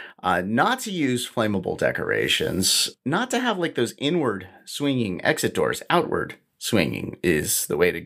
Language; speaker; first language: English; native; English